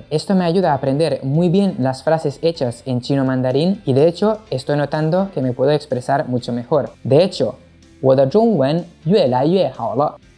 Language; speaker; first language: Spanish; non-native, fluent; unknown